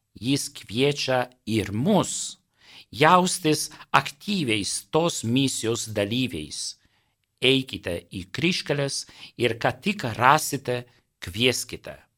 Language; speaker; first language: Lithuanian; non-native, fluent; Italian